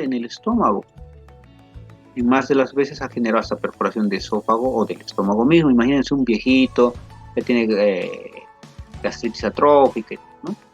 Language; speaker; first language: Spanish; native; Spanish